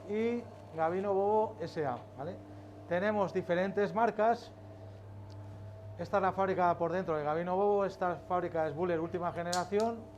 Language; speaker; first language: Spanish; native; Spanish